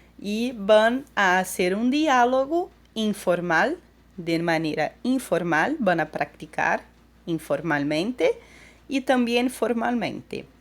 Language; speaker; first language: Spanish; non-native, fluent; Portuguese